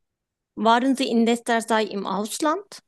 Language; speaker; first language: German; non-native, learner; Turkish